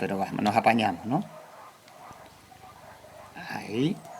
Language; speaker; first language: Spanish; native; Spanish